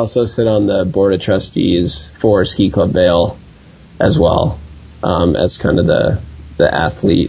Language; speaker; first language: English; native; English